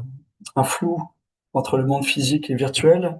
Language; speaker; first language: French; native; French